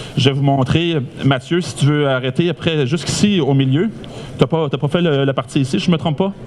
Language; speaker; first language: French; native; French